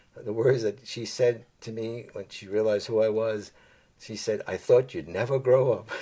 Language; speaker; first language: English; native; English